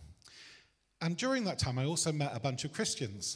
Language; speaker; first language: English; native; English